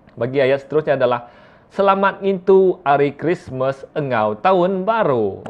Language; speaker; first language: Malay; non-native, local second language; Iban